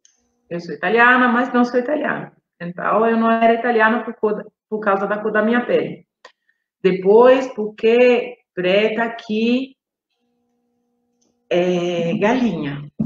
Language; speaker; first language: Portuguese; non-native, fluent; Italian